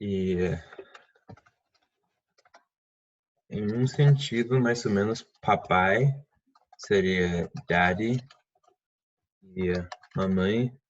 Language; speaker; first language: Portuguese; non-native, fluent; English